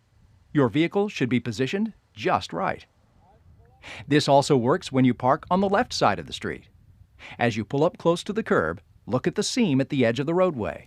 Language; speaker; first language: English; native; English